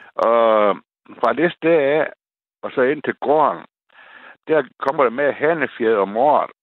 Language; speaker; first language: Danish; native; Danish